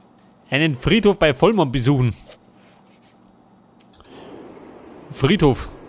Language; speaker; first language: German; native; German